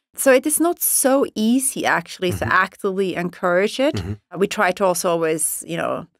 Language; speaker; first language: English; non-native, fluent; Swedish